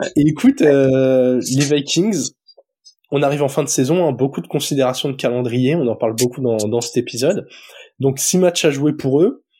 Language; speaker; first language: French; native; French